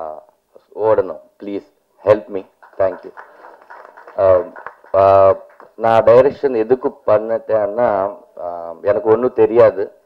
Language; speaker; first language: Tamil; non-native, learner; Telugu